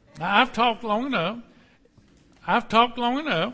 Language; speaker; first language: English; native; English